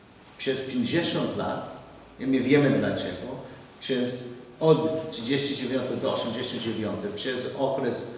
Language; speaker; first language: Polish; non-native, learner; English